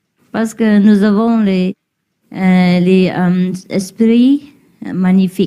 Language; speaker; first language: French; non-native, learner; Vietnamese